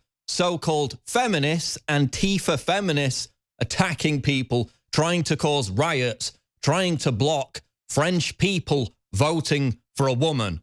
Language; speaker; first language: English; native; English